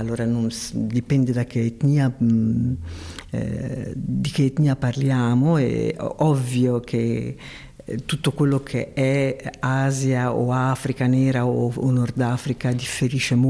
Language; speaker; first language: Italian; native; Italian